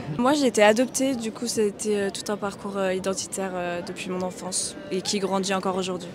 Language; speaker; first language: French; native; French